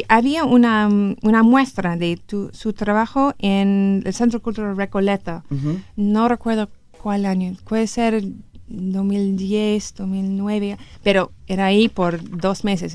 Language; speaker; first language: Spanish; non-native, learner; English